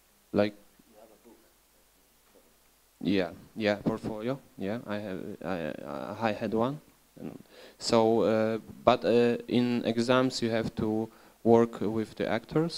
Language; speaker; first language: English; non-native, learner; Polish